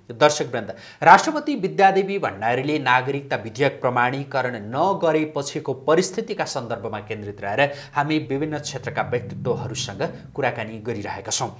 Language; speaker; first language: Nepali; native; Nepali